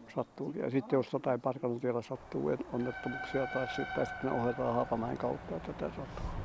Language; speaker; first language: Finnish; native; Finnish